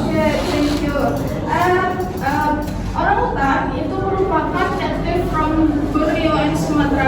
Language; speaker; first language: English; non-native, learner; Indonesian